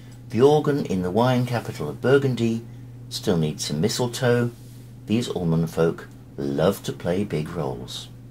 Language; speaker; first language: English; native; English